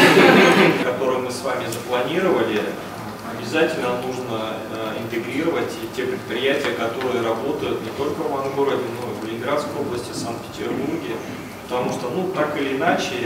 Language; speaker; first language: Russian; native; Russian